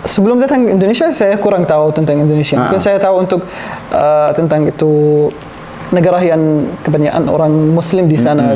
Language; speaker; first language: Indonesian; non-native, learner; Arabic